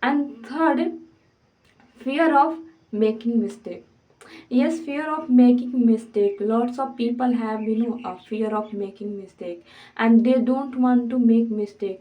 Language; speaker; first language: English; non-native, fluent; Hindi